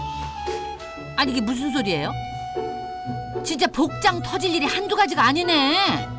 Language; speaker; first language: Korean; native; Korean